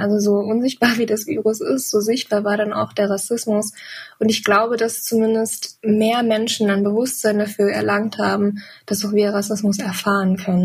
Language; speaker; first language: German; native; German